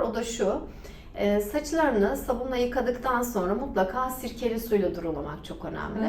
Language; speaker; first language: Turkish; native; Turkish